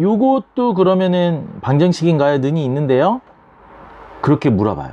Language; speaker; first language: Korean; native; Korean